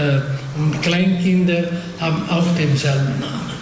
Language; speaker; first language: German; non-native, fluent; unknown